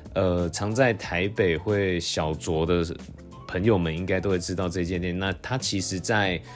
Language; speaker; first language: Chinese; native; Chinese